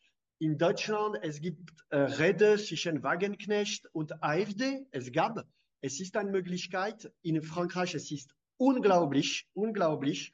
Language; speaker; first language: German; non-native, fluent; French